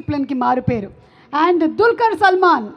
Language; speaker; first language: Telugu; native; Telugu